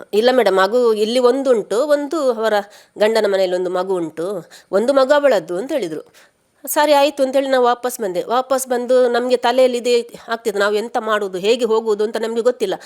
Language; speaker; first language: Kannada; native; Kannada